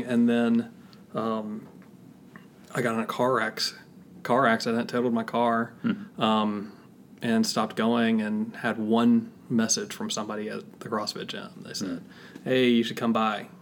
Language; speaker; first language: English; native; English